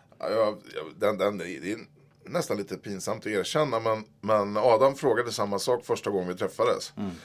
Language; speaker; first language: Swedish; native; Swedish